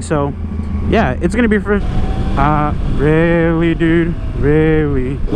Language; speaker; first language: English; native; English